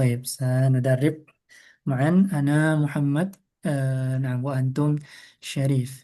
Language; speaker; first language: Arabic; non-native, fluent; Indonesian